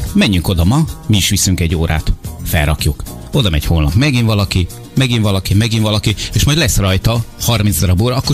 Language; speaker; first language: Hungarian; native; Hungarian